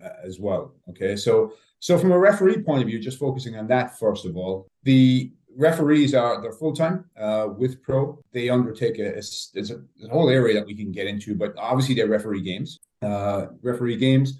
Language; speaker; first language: English; native; English